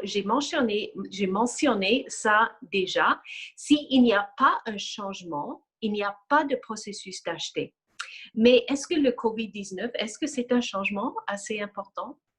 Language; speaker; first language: French; non-native, fluent; English